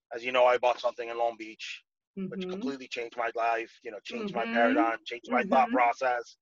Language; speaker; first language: English; non-native, fluent; Spanish